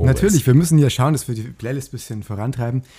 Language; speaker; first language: German; native; German